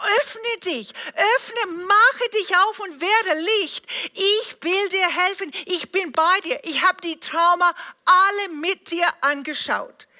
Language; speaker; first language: German; non-native, fluent; English